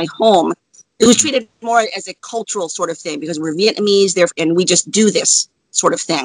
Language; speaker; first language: English; native; English